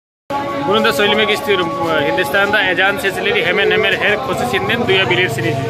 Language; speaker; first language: Turkish; non-native, fluent; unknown